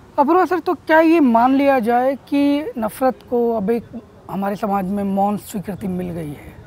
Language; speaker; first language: Hindi; native; Hindi